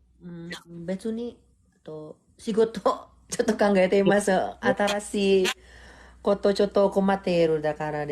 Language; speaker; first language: Japanese; non-native, learner; Indonesian